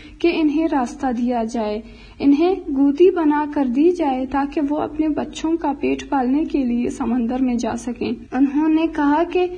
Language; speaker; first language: Urdu; non-native, local second language; Baluchi